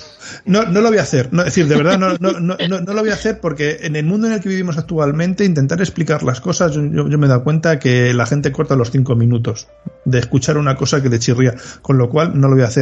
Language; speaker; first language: Spanish; native; Spanish